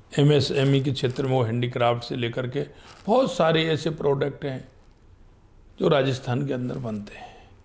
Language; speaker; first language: Hindi; native; Hindi